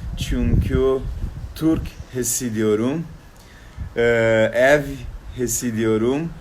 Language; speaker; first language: Turkish; non-native, learner; Portuguese